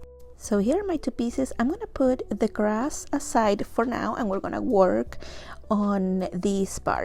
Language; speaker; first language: English; non-native, fluent; Spanish